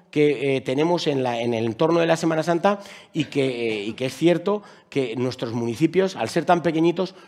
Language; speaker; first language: Spanish; native; Spanish